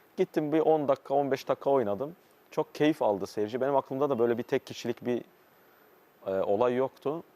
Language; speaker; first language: Turkish; non-native, local second language; Kurdish